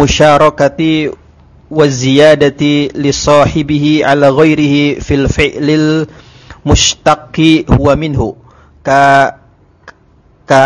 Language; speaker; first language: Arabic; non-native, learner; Indonesian